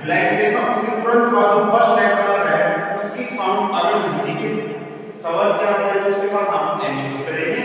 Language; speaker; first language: Hindi; native; Hindi